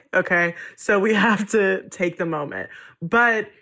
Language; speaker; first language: English; native; English